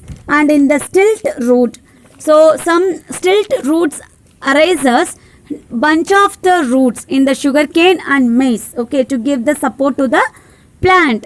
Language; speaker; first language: English; non-native, local second language; Tamil